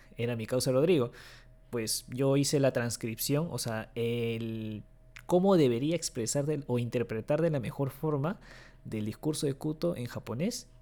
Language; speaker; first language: Spanish; early bilingual, other home language; Japanese